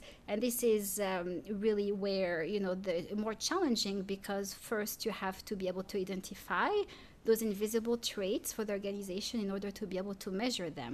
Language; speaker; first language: English; non-native, fluent; French